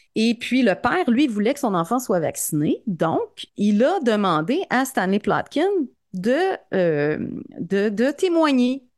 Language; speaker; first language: French; native; French